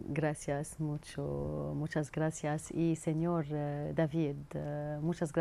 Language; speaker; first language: Spanish; non-native, learner; Arabic